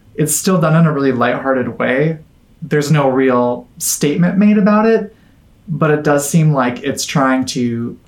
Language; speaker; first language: English; native; English